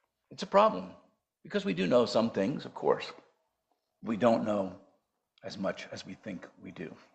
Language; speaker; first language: English; native; English